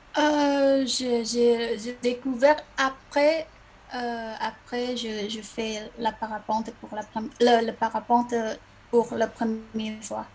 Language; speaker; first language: French; non-native, learner; Indonesian